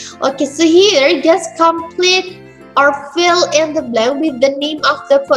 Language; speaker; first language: English; non-native, fluent; Indonesian